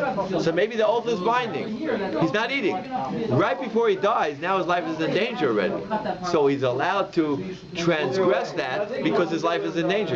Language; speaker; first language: English; native; English